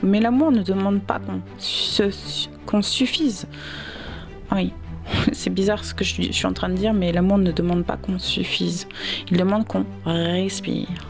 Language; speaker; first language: French; native; French